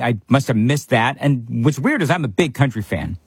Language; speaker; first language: English; native; English